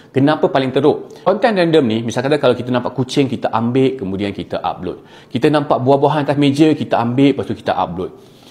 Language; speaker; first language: Malay; native; Malay